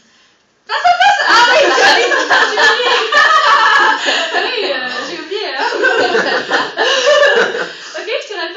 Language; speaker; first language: French; non-native, fluent; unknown